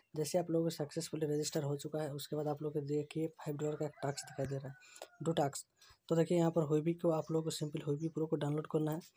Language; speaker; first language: Hindi; native; Hindi